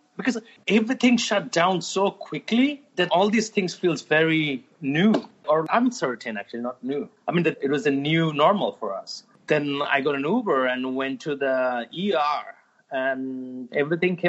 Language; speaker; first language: English; non-native, local second language; Bangla